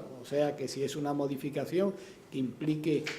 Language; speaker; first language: Spanish; native; Spanish